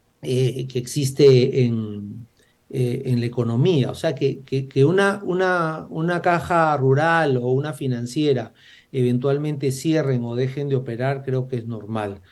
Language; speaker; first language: Spanish; native; Spanish